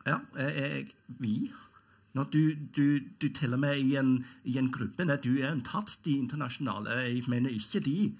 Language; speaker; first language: Norwegian; non-native, fluent; German